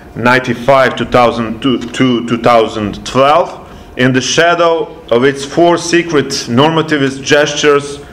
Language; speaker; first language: English; non-native, fluent; Serbian